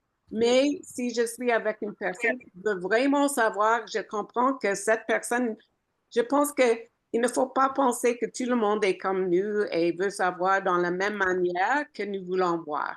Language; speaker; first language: French; non-native, fluent; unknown